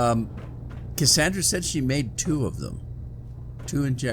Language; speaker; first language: English; native; English